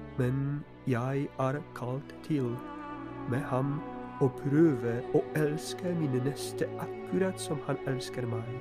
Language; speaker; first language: Norwegian; non-native, fluent; Polish